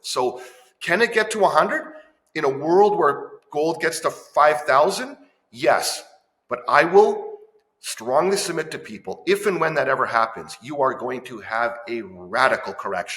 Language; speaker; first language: English; native; English